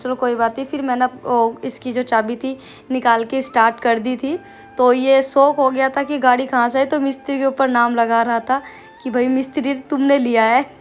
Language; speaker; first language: Hindi; non-native, local second language; Bangla